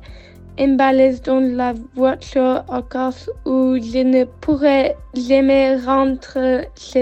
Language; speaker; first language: French; non-native, learner; English